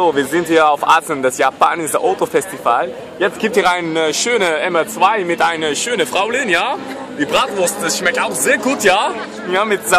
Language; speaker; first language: German; non-native, learner; Dutch